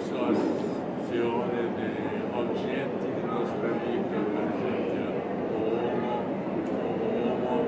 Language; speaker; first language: Italian; non-native, learner; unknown